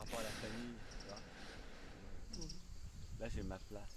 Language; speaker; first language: French; native; French